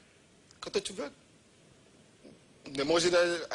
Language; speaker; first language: Bulgarian; non-native, learner; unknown